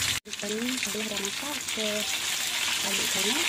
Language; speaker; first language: Malay; native; Malay